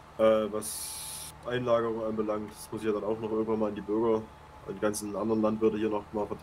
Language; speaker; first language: German; native; German